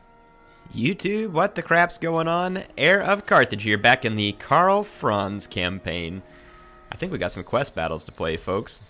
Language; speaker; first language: English; native; English